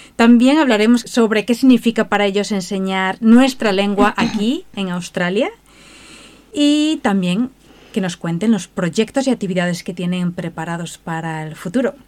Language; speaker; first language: Spanish; native; Spanish